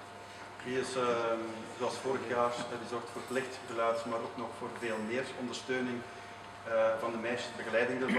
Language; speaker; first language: Dutch; native; Dutch